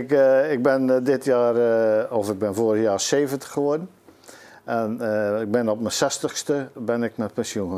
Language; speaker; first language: Dutch; native; Dutch